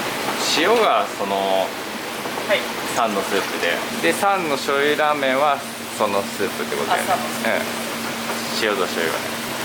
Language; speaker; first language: Japanese; native; Japanese